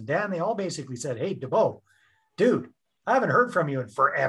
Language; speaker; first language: English; native; English